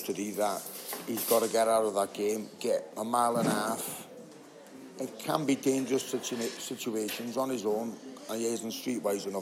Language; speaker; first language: English; native; English